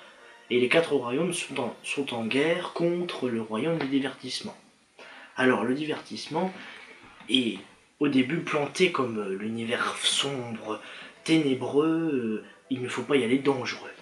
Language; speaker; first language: French; native; French